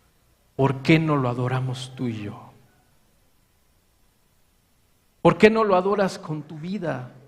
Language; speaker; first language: Spanish; native; Spanish